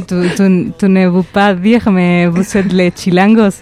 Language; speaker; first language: French; non-native, fluent; Spanish